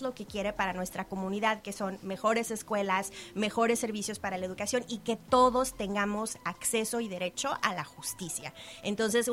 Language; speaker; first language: Spanish; native; Spanish